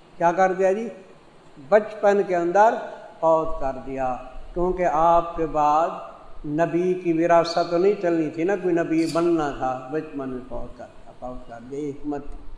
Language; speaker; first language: Urdu; non-native, local second language; Punjabi